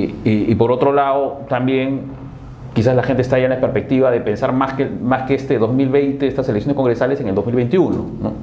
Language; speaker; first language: Spanish; native; Spanish